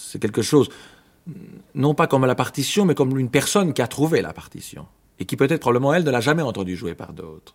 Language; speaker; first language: French; native; French